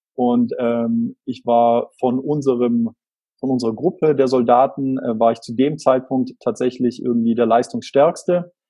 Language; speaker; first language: German; native; German